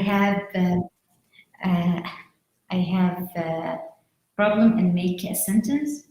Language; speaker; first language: English; non-native, learner; Arabic